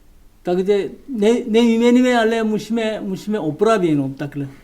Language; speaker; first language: Czech; non-native, learner; Korean